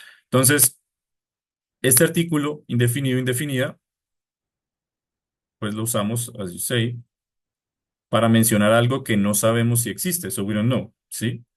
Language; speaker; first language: Spanish; non-native, fluent; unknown